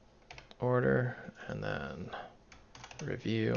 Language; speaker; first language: English; native; English